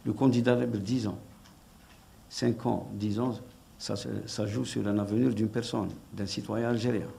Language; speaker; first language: French; non-native, local second language; Arabic